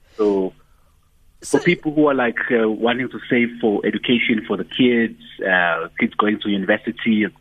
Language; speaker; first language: English; non-native, local second language; Zulu